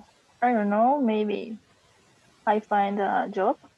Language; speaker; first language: English; non-native, learner; Spanish